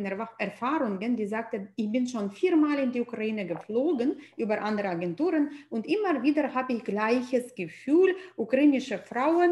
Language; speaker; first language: German; non-native, fluent; Russian